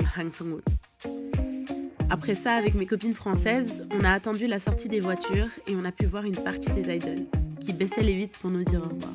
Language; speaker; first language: French; native; French